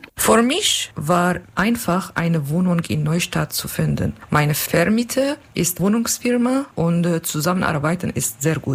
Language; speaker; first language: German; non-native, learner; Kurdish